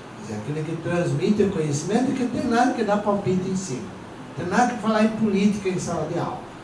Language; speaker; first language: Portuguese; non-native, local second language; Venetian